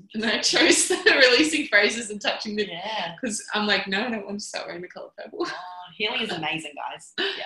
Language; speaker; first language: English; native; English